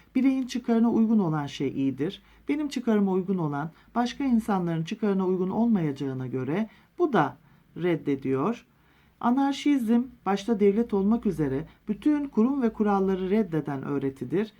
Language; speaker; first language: Turkish; native; Turkish